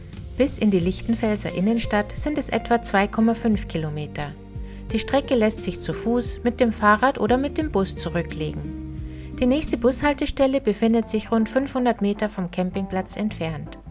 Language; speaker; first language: German; native; German